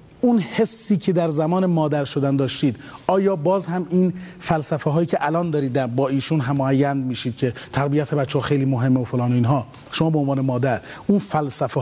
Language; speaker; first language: Persian; native; Persian